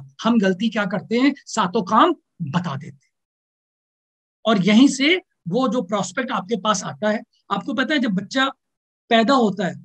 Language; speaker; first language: Hindi; native; Hindi